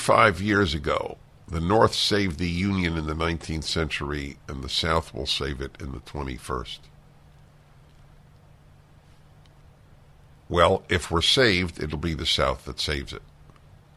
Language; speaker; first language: English; native; English